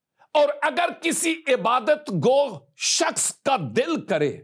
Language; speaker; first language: Urdu; native; Urdu